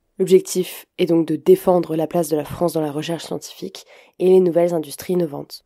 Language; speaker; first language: French; native; French